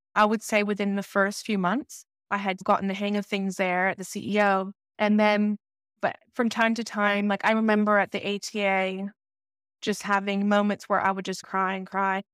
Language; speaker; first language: English; native; English